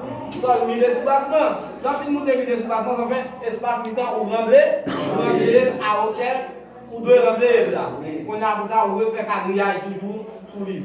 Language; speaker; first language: French; non-native, local second language; Haitian Creole